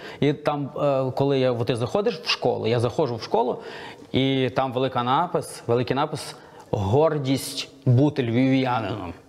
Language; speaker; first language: Ukrainian; non-native, local second language; Russian